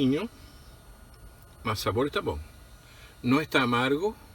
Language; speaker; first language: Portuguese; non-native, fluent; Spanish